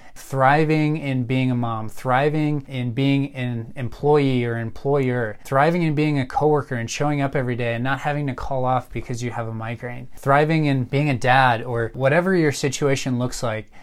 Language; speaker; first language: English; native; English